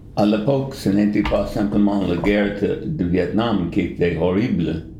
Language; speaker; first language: French; non-native, fluent; English